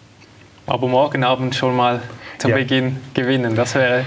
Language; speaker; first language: German; native; German